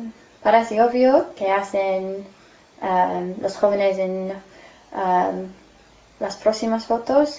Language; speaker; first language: Spanish; non-native, fluent; English